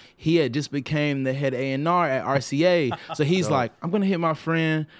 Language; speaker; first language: English; native; English